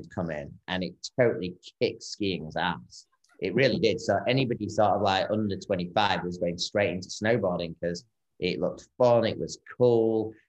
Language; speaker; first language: English; native; English